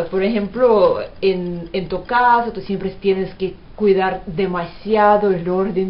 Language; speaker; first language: Spanish; non-native, fluent; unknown